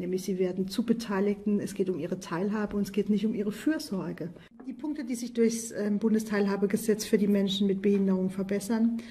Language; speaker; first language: German; native; German